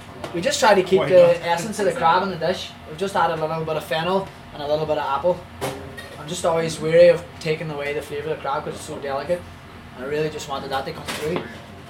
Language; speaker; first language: English; native; English